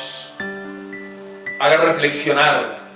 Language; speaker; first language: Spanish; native; Spanish